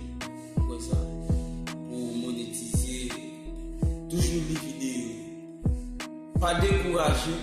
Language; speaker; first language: French; non-native, learner; Haitian Creole